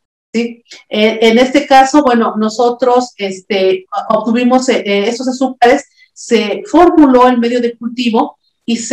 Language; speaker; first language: Spanish; native; Spanish